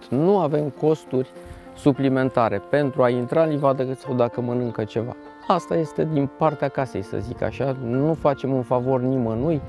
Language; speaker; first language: Romanian; native; Romanian